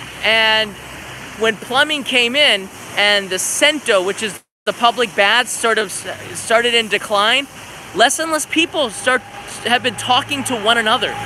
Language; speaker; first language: English; native; English